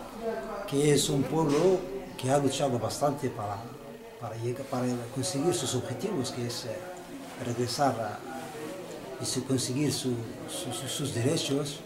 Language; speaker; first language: Spanish; non-native, fluent; Arabic